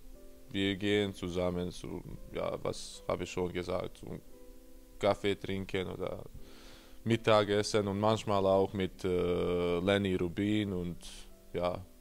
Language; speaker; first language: German; non-native, fluent; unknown